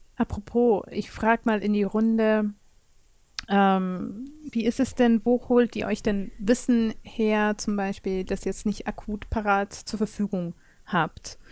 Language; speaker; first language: German; native; German